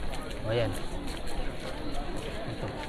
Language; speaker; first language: Filipino; native; Filipino